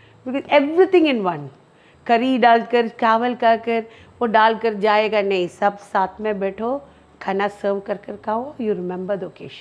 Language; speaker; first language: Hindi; non-native, local second language; Malayalam